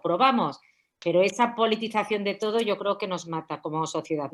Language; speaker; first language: Spanish; native; Spanish